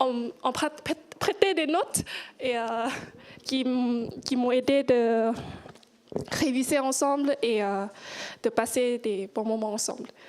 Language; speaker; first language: French; non-native, learner; Thai